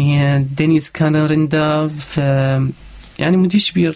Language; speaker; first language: Turkish; non-native, learner; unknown